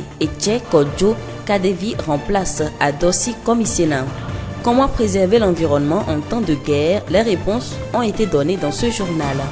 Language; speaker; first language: French; non-native, local second language; Ewe